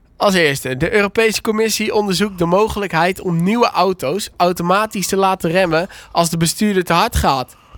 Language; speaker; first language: Dutch; native; Dutch